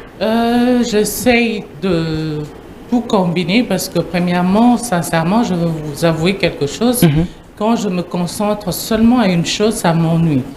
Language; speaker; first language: French; non-native, local second language; Lingala